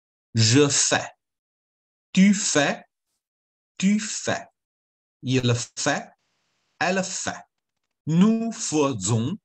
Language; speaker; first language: French; non-native, fluent; Chinese